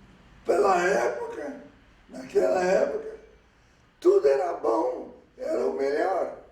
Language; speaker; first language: Portuguese; early bilingual, other home language; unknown